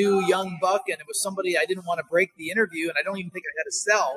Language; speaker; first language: English; native; English